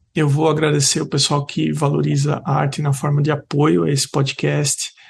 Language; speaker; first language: Portuguese; native; Portuguese